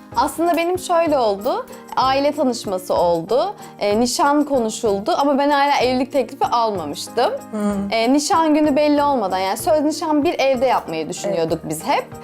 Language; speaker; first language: Turkish; native; Turkish